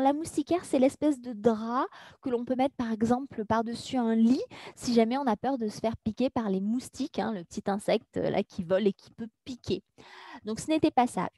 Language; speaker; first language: French; native; French